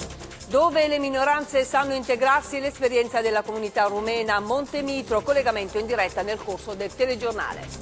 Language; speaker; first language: Italian; native; Italian